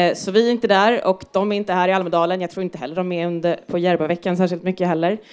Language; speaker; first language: Swedish; native; Swedish